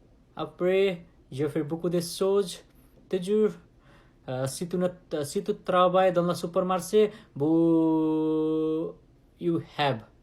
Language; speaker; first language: French; non-native, learner; Nepali